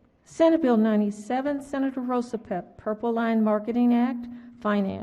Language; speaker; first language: English; native; English